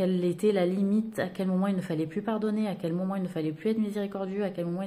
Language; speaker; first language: French; native; French